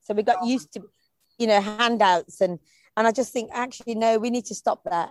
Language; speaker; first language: English; native; English